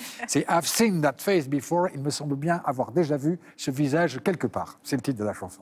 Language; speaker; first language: French; native; French